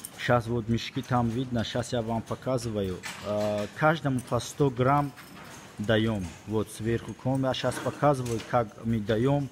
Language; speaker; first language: Russian; non-native, fluent; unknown